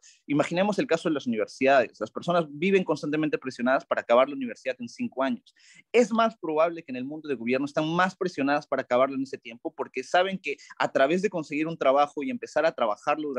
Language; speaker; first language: Spanish; native; Spanish